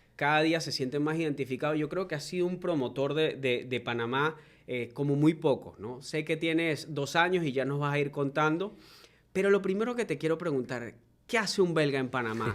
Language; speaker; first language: Spanish; native; Spanish